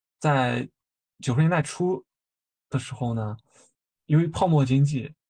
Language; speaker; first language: Chinese; native; Chinese